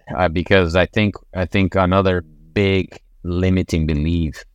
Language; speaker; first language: English; non-native, fluent; Spanish